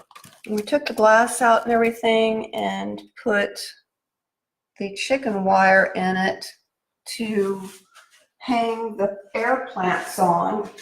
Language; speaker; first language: English; native; English